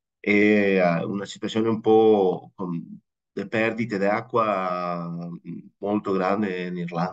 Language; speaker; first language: Italian; non-native, fluent; Spanish